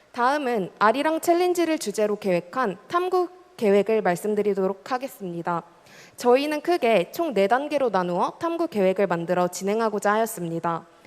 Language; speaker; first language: Korean; native; Korean